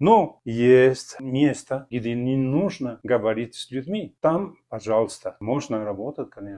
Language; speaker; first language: Russian; non-native, fluent; Spanish